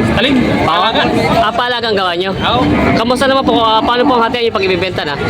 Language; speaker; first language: Filipino; native; Filipino